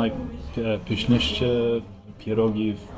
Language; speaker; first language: Polish; non-native, learner; Norwegian